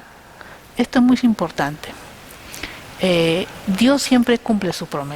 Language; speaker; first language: Spanish; native; Spanish